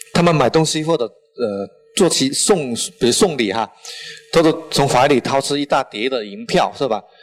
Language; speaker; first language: Chinese; non-native, local second language; Min Nan Chinese